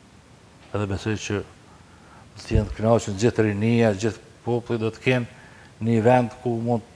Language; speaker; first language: Albanian; native; Albanian